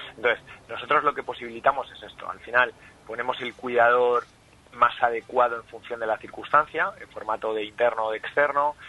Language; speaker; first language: Spanish; native; Spanish